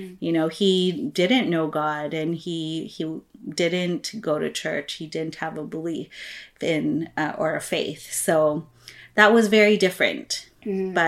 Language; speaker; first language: English; non-native, local second language; Filipino